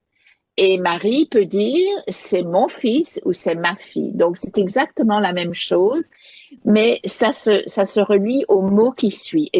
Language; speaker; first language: French; native; French